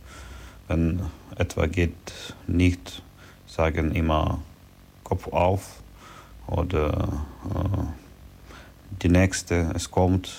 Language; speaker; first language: German; non-native, learner; Ukrainian